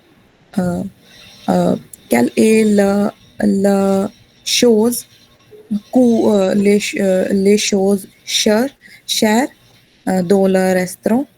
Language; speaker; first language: French; non-native, learner; Hindi